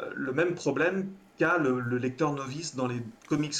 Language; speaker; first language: French; native; French